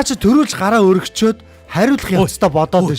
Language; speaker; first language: Mongolian; native; Mongolian